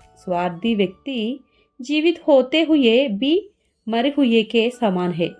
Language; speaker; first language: Hindi; non-native, learner; Telugu